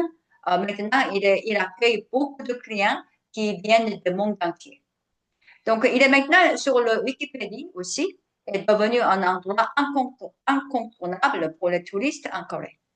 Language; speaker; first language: French; non-native, fluent; Korean